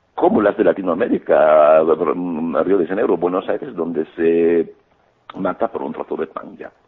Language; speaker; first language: Spanish; non-native, fluent; Greek